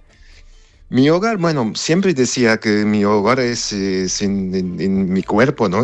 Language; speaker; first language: Spanish; non-native, fluent; Armenian